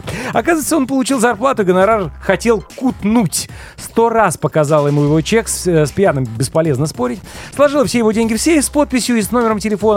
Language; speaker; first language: Russian; native; Russian